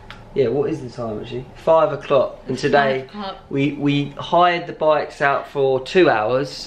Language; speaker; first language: English; native; English